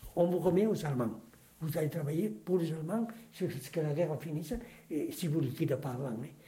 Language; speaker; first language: French; non-native, fluent; Spanish